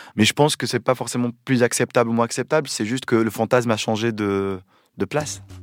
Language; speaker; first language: French; non-native, local second language; Arabic